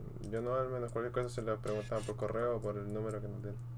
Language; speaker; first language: Spanish; native; Spanish